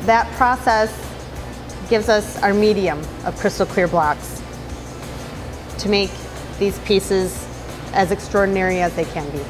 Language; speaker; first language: English; native; English